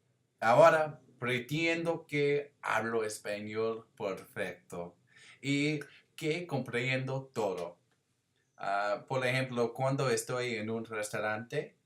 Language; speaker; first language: Spanish; non-native, learner; English